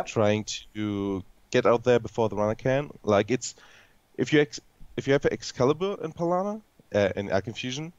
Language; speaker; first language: English; non-native, fluent; German